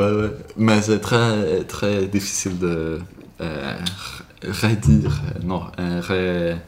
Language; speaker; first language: French; non-native, learner; Swedish